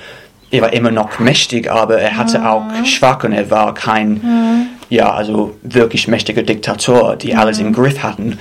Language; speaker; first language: German; non-native, fluent; English